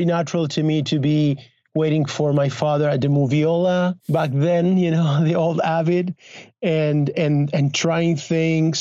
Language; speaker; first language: English; non-native, fluent; Spanish